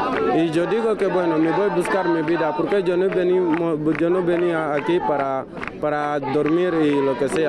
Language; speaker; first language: Spanish; non-native, learner; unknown